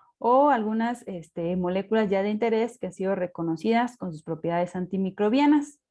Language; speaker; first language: Spanish; native; Spanish